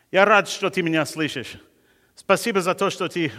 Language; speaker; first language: Russian; non-native, fluent; English